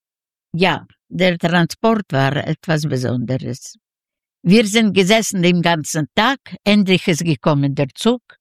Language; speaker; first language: German; non-native, learner; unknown